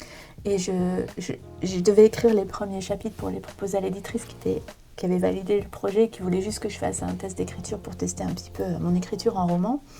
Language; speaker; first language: French; native; French